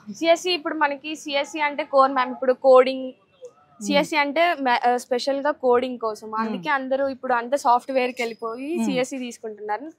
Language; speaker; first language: Telugu; native; Telugu